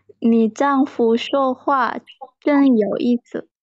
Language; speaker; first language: Chinese; non-native, learner; Indonesian